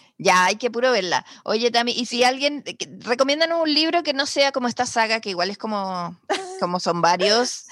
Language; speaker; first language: Spanish; native; Spanish